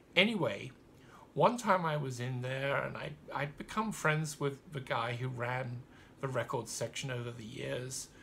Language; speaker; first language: English; native; English